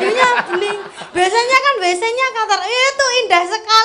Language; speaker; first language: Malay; non-native, local second language; Javanese